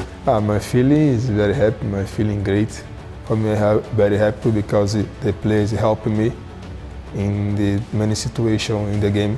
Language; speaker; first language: English; non-native, learner; Portuguese